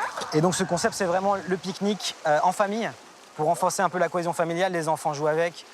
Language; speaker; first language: French; native; French